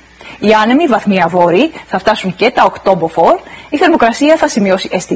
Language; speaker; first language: Greek; native; Greek